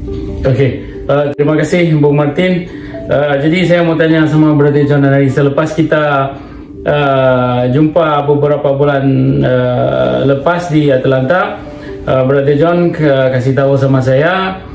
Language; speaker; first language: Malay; non-native, local second language; Achinese